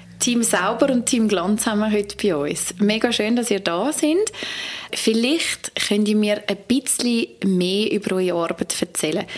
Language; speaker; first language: German; native; German